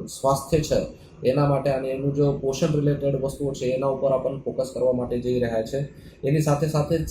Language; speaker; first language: Gujarati; non-native, local second language; Marathi